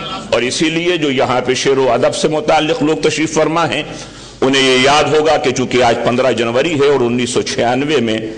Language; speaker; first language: Urdu; native; Urdu